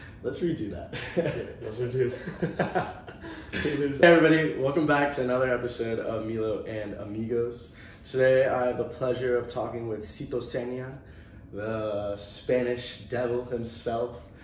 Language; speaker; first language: English; native; English